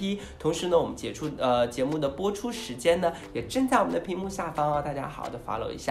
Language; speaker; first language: Chinese; native; Chinese